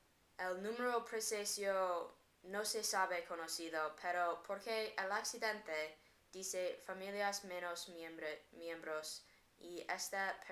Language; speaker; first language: Spanish; non-native, learner; English